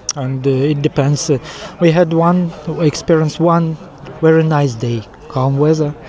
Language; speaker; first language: English; non-native, fluent; Ukrainian